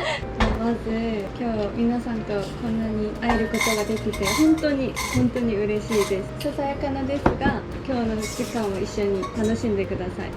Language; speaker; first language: Japanese; non-native, learner; Korean